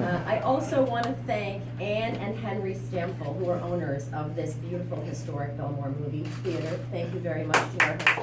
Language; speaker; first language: English; native; English